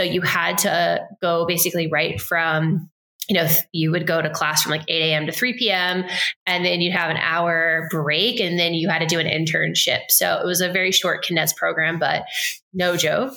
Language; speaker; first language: English; native; English